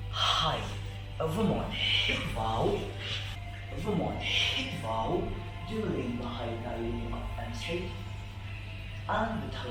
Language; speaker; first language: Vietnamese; non-native, learner; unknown